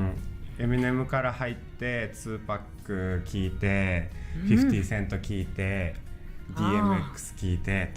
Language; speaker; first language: Japanese; native; Japanese